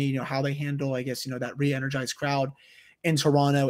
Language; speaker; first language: English; native; English